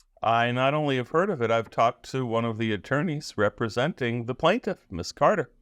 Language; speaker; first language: English; native; English